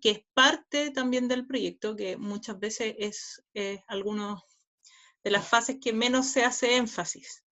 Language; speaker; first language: Spanish; native; Spanish